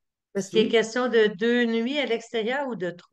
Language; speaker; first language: French; native; French